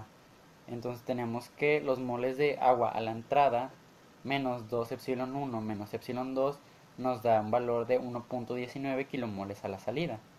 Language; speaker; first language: Spanish; native; Spanish